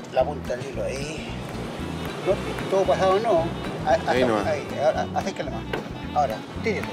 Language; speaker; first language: Spanish; native; Spanish